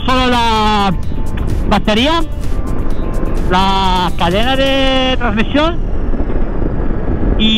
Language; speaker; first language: Spanish; non-native, learner; Italian